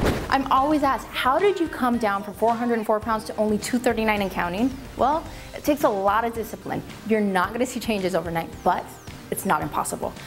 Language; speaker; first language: English; early bilingual, other home language; Spanish